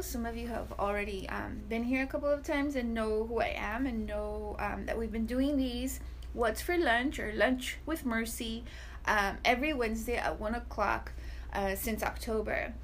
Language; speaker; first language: English; early bilingual, other home language; Spanish